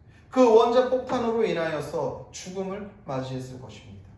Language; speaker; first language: Korean; native; Korean